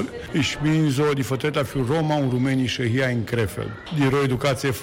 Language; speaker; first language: German; non-native, learner; Romanian